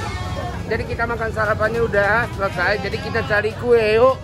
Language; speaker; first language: Indonesian; non-native, learner; Japanese